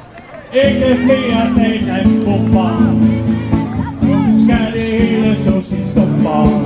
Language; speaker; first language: Danish; native; Danish